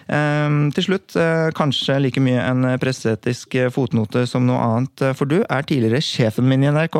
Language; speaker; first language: Norwegian; native; Norwegian